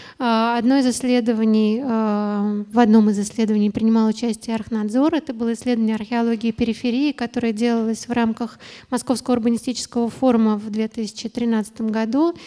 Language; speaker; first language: Russian; native; Russian